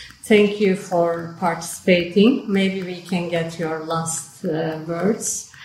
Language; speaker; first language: English; non-native, fluent; Turkish